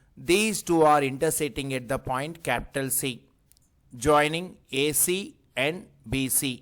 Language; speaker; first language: English; non-native, local second language; Telugu